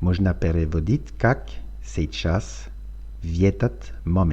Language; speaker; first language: Russian; non-native, fluent; French